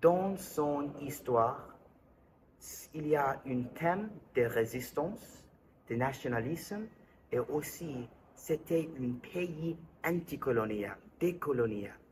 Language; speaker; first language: French; non-native, learner; English